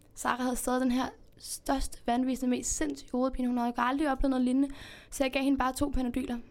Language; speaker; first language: Danish; early bilingual, heritage; Spanish